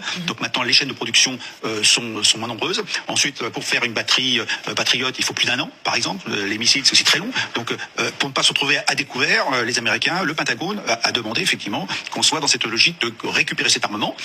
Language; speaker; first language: French; native; French